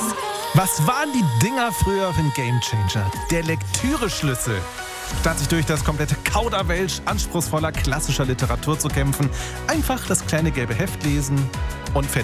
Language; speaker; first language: German; native; German